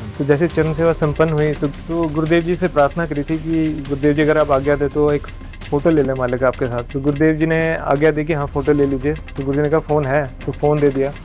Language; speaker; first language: Hindi; native; Hindi